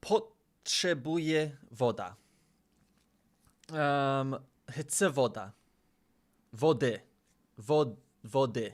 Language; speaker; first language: Polish; non-native, learner; English